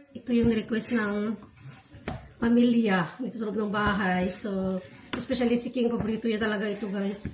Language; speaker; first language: Filipino; non-native, local second language; Hiligaynon